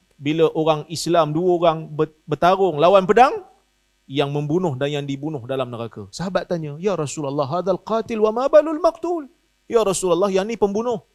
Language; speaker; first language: Malay; native; Malay